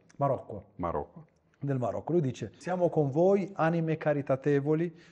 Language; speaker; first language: Italian; non-native, fluent; Arabic